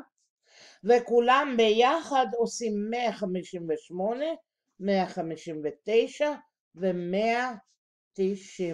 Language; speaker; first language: Hebrew; non-native, fluent; Russian